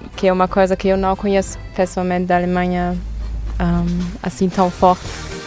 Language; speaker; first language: Portuguese; non-native, fluent; German